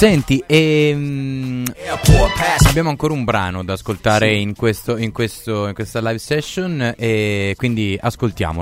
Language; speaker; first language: Italian; native; Italian